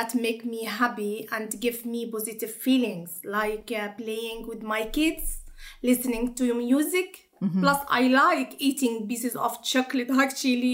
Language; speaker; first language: English; non-native, learner; Arabic